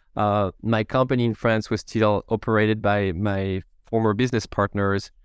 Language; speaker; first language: English; non-native, fluent; French